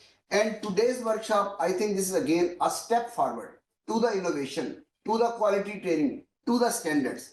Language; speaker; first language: English; non-native, local second language; Urdu